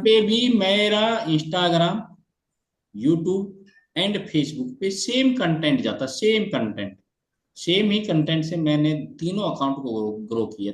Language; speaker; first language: Hindi; native; Hindi